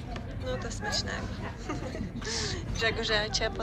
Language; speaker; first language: Polish; non-native, learner; Ukrainian